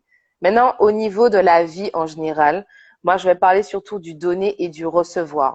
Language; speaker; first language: French; native; French